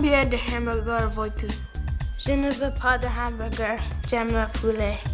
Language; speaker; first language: French; non-native, learner; English